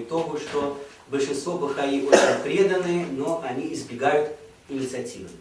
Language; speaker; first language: Russian; native; Russian